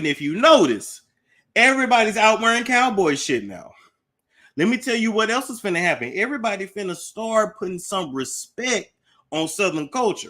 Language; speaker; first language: English; native; English